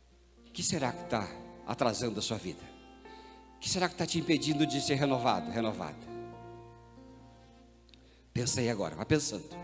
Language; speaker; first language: Portuguese; native; Portuguese